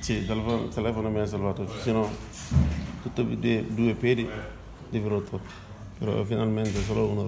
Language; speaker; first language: Italian; non-native, learner; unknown